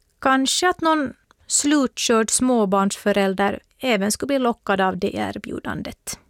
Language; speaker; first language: Swedish; native; Swedish